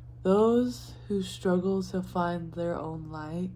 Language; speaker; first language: English; native; English